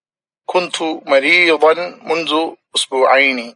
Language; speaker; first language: Arabic; non-native, fluent; Malayalam